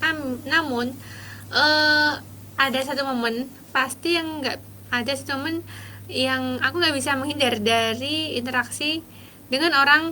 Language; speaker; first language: Indonesian; native; Indonesian